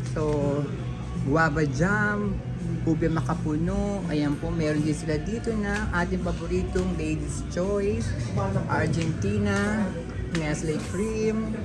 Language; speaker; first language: Filipino; native; Filipino